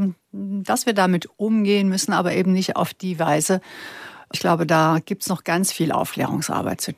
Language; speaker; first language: German; native; German